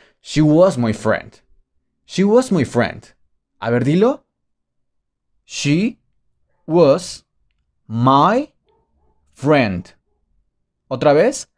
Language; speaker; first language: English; non-native, fluent; Spanish